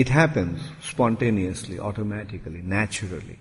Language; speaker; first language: English; non-native, local second language; Bangla